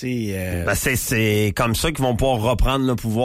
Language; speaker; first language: French; native; French